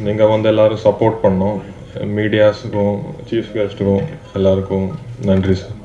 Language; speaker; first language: Tamil; non-native, fluent; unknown